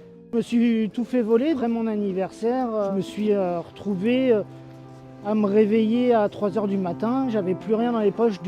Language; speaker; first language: French; native; French